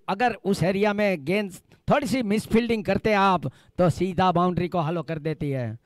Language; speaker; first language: Hindi; non-native, local second language; Gujarati